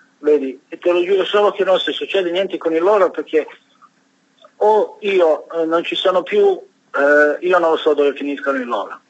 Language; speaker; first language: Italian; non-native, learner; Serbian